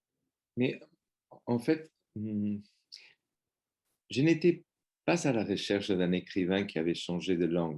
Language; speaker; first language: French; non-native, fluent; Spanish